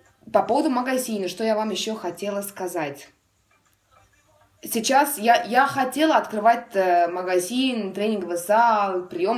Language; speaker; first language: Russian; non-native, learner; Estonian